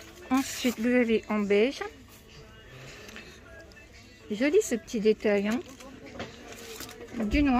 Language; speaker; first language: French; native; French